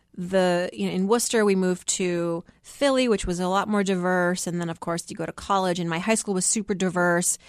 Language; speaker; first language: English; early bilingual, other home language; Persian